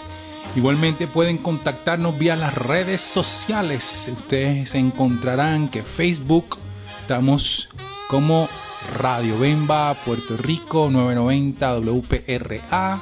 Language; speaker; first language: Spanish; native; Spanish